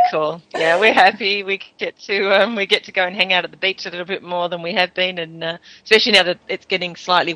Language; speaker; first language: English; native; English